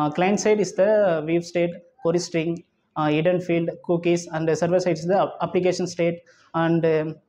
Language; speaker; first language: English; non-native, local second language; Tamil